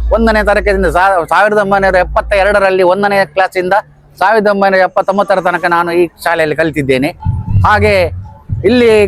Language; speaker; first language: Kannada; non-native, local second language; Tulu